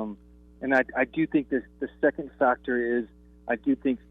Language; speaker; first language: English; native; English